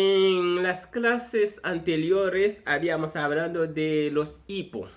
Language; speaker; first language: Spanish; non-native, fluent; Haitian Creole